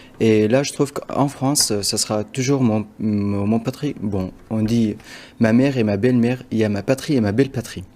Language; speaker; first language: French; non-native, fluent; Arabic